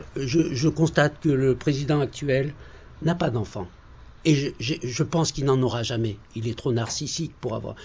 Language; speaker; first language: French; native; French